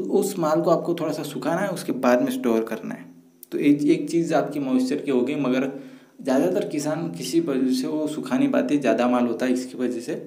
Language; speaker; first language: Hindi; non-native, local second language; Marathi